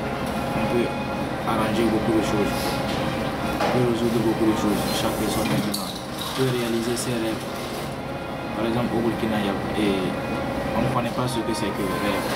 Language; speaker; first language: French; non-native, learner; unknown